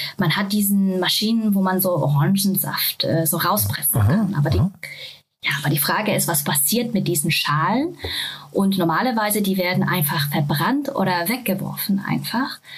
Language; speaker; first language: German; non-native, fluent; Japanese